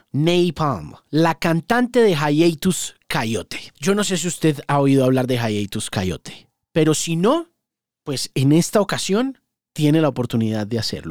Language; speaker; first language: Spanish; native; Spanish